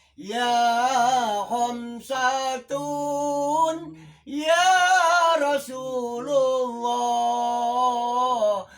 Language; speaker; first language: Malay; non-native, local second language; Javanese